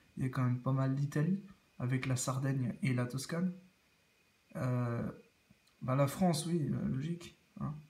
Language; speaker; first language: French; native; French